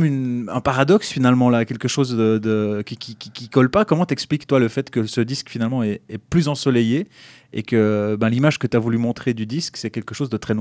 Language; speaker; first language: French; native; French